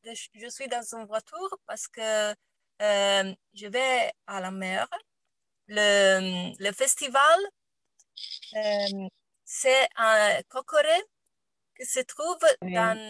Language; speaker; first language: French; non-native, learner; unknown